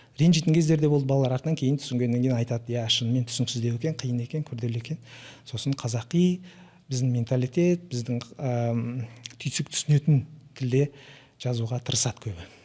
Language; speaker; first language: Kazakh; native; Kazakh